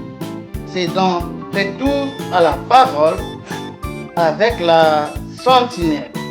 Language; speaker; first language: French; non-native, local second language; Lingala